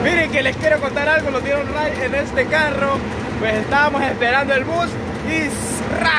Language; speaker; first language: Spanish; native; Spanish